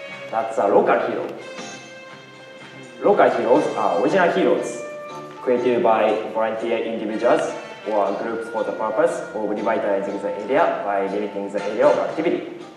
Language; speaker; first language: English; non-native, learner; Japanese